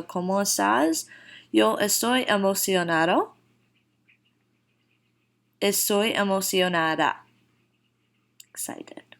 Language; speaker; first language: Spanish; non-native, fluent; English